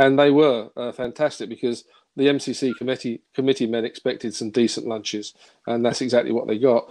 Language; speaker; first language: English; native; English